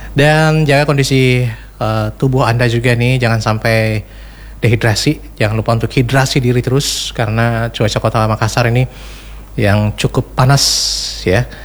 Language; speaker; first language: Indonesian; native; Indonesian